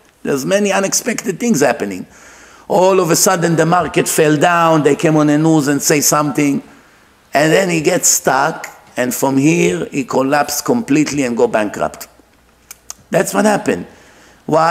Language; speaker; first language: English; non-native, fluent; Hebrew